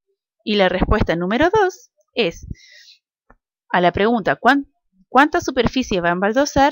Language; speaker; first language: Spanish; native; Spanish